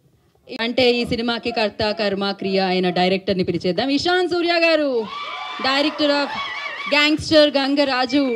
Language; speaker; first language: Telugu; native; Telugu